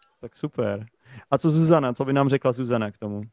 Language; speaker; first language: Czech; native; Czech